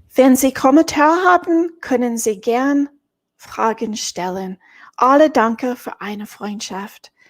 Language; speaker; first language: German; non-native, learner; English